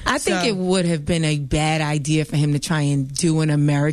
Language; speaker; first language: English; native; English